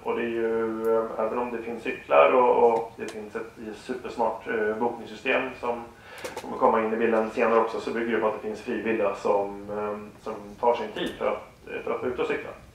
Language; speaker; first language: Swedish; native; Swedish